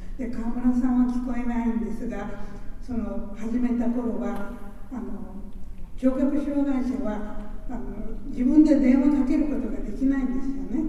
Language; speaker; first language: Japanese; native; Japanese